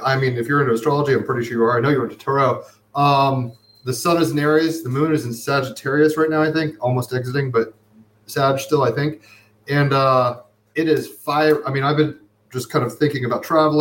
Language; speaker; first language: English; native; English